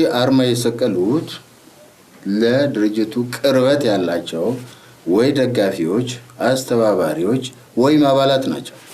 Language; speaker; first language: Amharic; non-native, local second language; Oromo